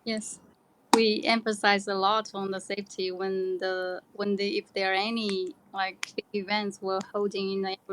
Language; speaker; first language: English; non-native, learner; Chinese